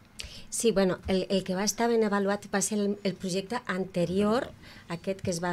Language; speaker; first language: Catalan; native; Catalan